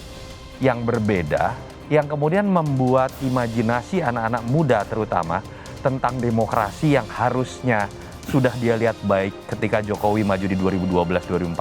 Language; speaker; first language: Indonesian; native; Indonesian